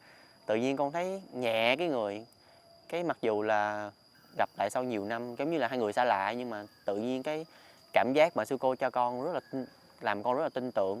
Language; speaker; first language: Vietnamese; native; Vietnamese